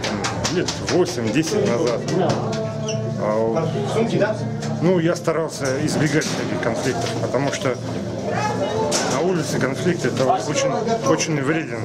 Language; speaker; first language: Russian; native; Russian